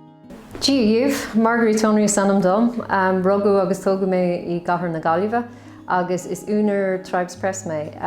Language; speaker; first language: Irish; non-native, local second language; English